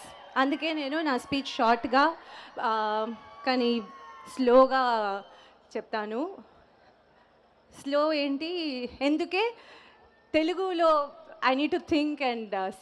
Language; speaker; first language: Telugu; non-native, local second language; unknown